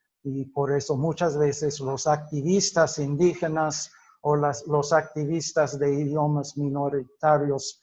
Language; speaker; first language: Spanish; non-native, fluent; English